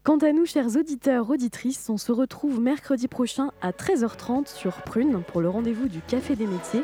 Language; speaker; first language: French; native; French